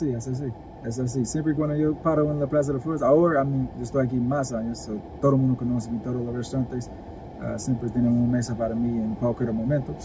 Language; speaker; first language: Spanish; non-native, learner; English